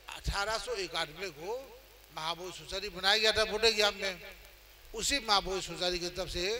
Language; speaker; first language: Hindi; non-native, fluent; Burmese